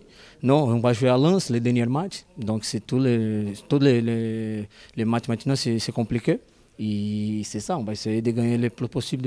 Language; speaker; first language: French; non-native, learner; Portuguese